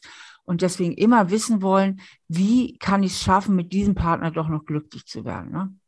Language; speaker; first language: German; native; German